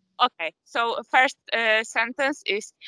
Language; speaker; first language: English; non-native, fluent; Polish